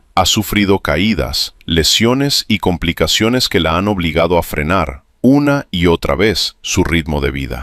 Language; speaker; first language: Spanish; native; Spanish